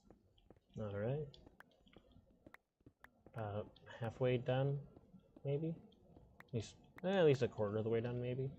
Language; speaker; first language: English; native; English